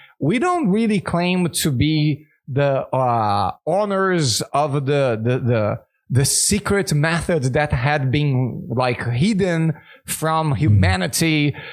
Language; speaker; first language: English; non-native, fluent; Portuguese